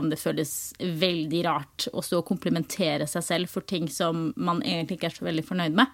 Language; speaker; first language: Norwegian; native; Norwegian